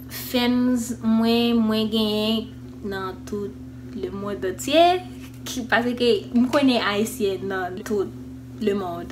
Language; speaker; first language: Haitian Creole; early bilingual, heritage; English